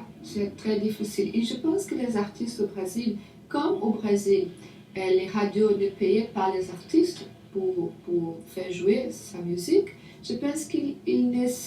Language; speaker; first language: French; non-native, learner; Portuguese